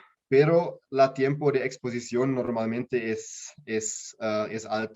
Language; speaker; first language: Spanish; non-native, learner; German